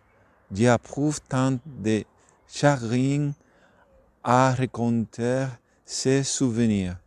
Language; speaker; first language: French; non-native, learner; Spanish